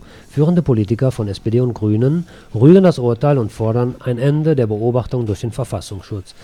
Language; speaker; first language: German; native; German